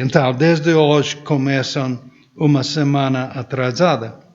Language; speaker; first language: Portuguese; non-native, fluent; English